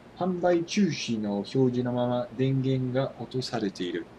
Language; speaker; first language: Japanese; non-native, learner; English